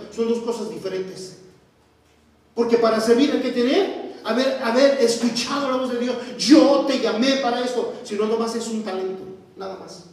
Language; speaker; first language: Spanish; native; Spanish